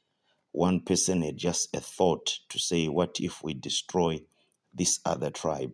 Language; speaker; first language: English; non-native, local second language; Shona